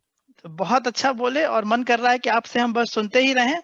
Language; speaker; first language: Hindi; native; Hindi